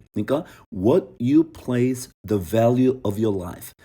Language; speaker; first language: English; non-native, fluent; Korean